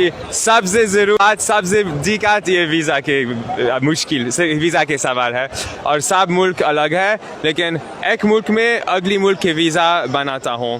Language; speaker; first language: Hindi; non-native, learner; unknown